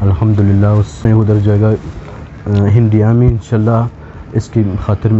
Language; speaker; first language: Hindi; non-native, learner; Pashto